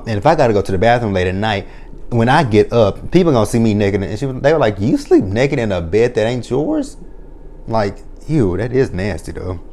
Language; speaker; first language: English; native; English